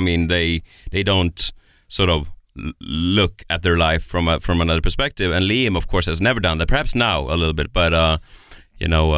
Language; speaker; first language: English; non-native, fluent; Swedish